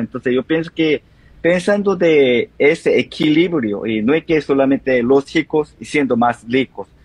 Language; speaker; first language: Spanish; non-native, learner; Korean